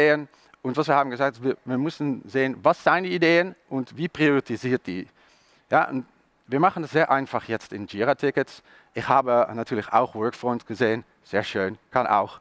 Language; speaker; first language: German; non-native, learner; Dutch